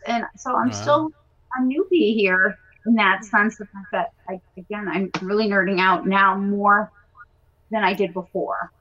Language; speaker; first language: English; native; English